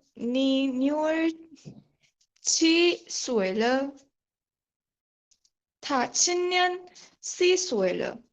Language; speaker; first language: Chinese; non-native, learner; Urdu